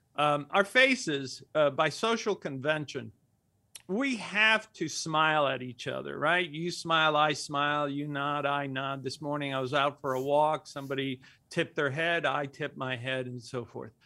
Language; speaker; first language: English; early bilingual, other home language; Spanish